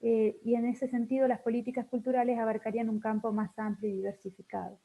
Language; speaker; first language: Spanish; native; Spanish